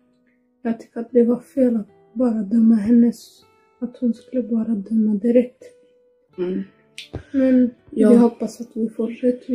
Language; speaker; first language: Swedish; early bilingual, other home language; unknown